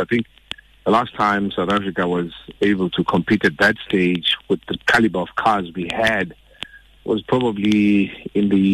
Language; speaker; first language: English; non-native, local second language; Xhosa